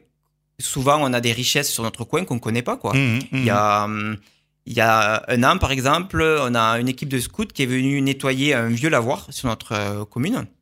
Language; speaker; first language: French; native; French